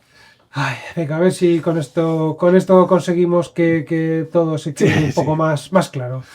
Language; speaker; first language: Spanish; native; Spanish